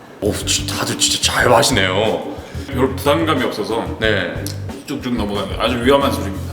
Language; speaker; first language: Korean; non-native, fluent; English